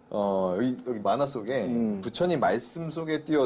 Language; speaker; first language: Korean; native; Korean